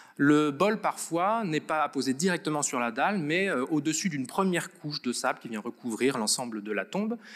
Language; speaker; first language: French; native; French